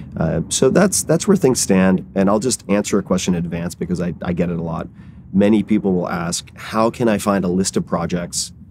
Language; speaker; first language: English; native; English